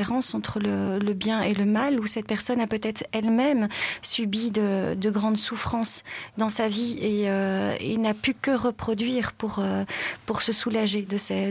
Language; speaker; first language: French; native; French